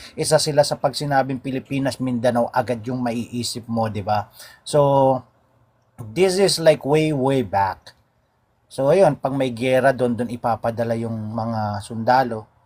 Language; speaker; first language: Filipino; native; Filipino